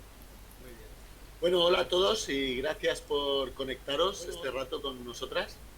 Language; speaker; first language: Spanish; native; Spanish